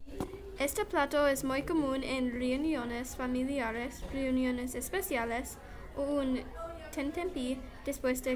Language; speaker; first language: Spanish; non-native, learner; English